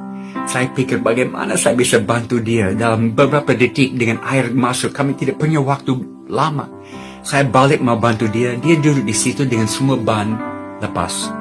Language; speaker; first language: Indonesian; non-native, fluent; English